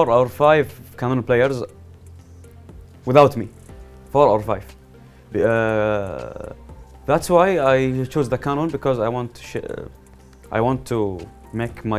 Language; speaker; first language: English; non-native, learner; Arabic